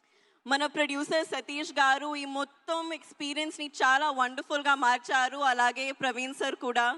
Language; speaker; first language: Telugu; non-native, learner; Hindi